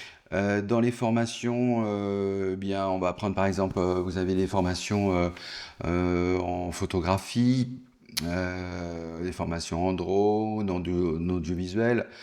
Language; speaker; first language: French; native; French